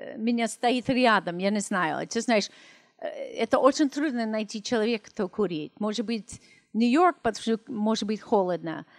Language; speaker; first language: Russian; non-native, learner; English